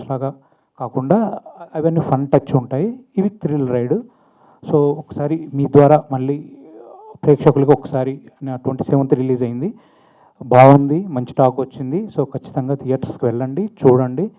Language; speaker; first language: Telugu; native; Telugu